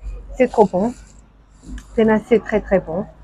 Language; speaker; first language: French; non-native, local second language; Malagasy